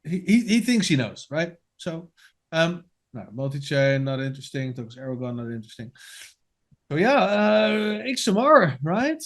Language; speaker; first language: English; non-native, fluent; Dutch